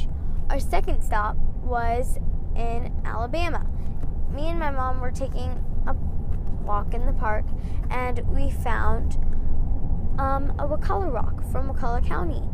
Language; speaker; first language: English; native; English